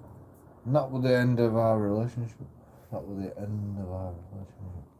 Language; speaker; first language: English; native; English